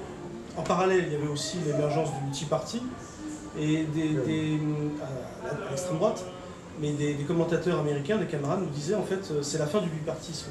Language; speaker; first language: French; native; French